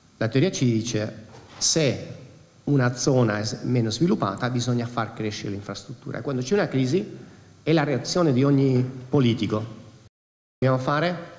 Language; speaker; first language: Italian; non-native, fluent; Spanish